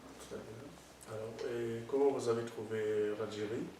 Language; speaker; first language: French; non-native, local second language; Arabic